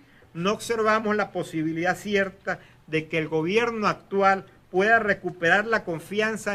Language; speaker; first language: Spanish; native; Spanish